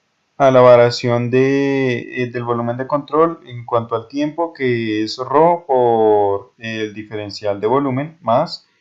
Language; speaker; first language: Spanish; native; Spanish